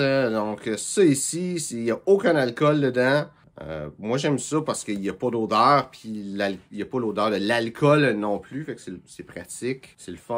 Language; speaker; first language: French; native; French